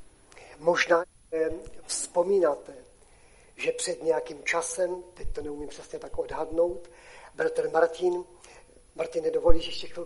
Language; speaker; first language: Czech; non-native, local second language; Polish